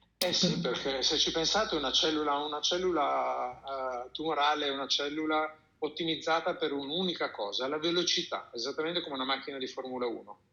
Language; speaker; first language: Italian; native; Italian